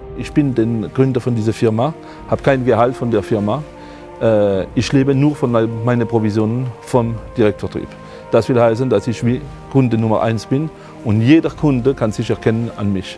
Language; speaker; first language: German; non-native, fluent; French